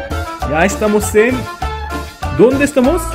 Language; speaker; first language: Spanish; non-native, learner; Korean